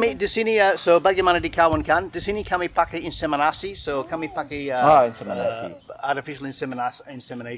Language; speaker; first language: Indonesian; non-native, fluent; English